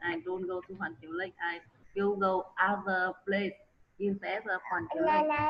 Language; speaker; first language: English; non-native, learner; Vietnamese